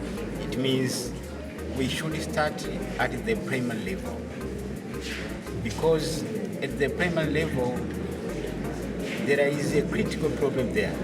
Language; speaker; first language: English; non-native, learner; Swahili